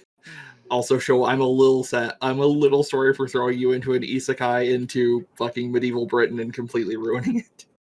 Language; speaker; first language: English; native; English